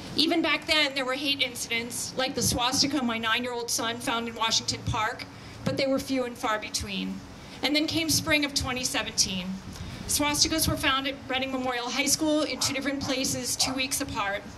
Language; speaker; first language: English; native; English